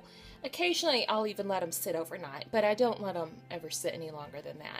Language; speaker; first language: English; native; English